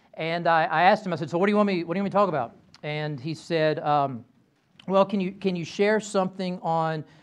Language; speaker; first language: English; native; English